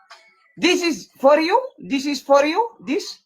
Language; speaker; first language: English; non-native, learner; Tigrinya